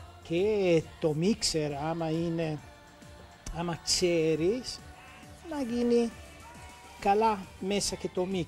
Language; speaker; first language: Greek; non-native, learner; Italian